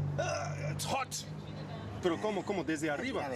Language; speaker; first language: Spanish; early bilingual, heritage; English